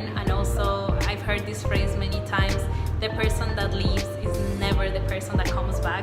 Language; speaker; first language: English; non-native, fluent; Spanish